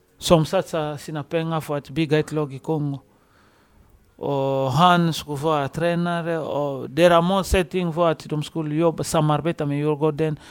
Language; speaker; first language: Swedish; non-native, fluent; Lingala